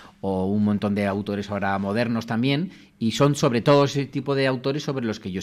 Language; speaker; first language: Spanish; native; Spanish